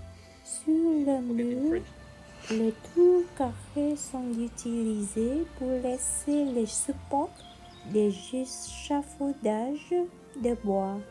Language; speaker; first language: French; non-native, learner; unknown